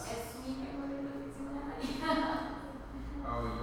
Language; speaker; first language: Spanish; non-native, learner; English